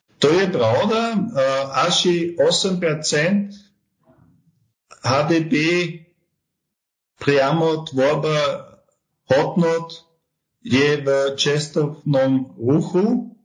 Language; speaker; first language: Slovak; non-native, learner; German